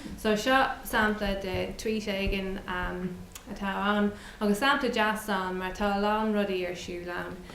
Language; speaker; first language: Irish; non-native, local second language; English